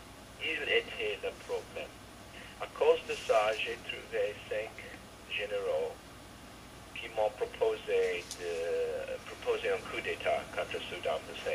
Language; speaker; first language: French; non-native, fluent; English